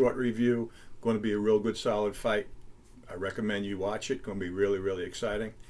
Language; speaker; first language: English; native; English